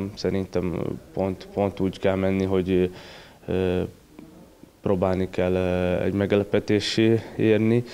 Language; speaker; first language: Hungarian; non-native, learner; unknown